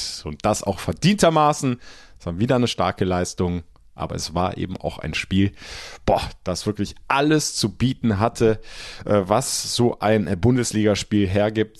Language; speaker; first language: German; native; German